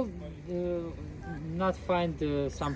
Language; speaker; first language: English; non-native, learner; Russian